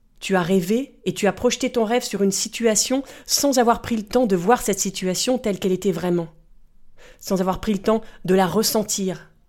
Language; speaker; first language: French; native; French